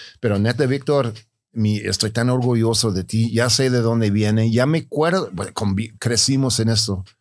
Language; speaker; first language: Spanish; non-native, fluent; English